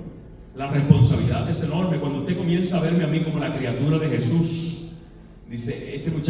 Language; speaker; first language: Spanish; native; Spanish